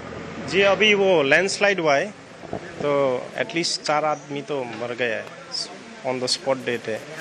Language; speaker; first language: Hindi; non-native, local second language; Nepali